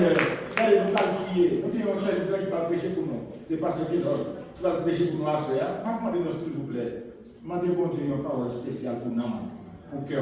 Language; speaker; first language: French; non-native, local second language; Haitian Creole